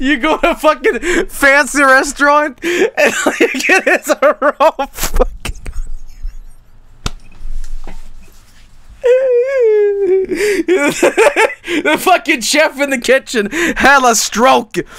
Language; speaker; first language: English; non-native, fluent; Swedish